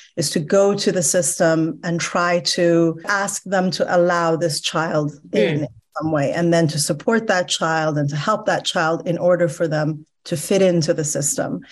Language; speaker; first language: English; early bilingual, other home language; Persian